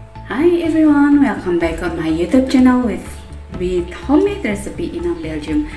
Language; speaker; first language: English; non-native, learner; Indonesian